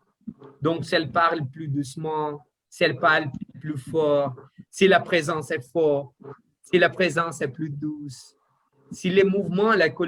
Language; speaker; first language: French; non-native, learner; Portuguese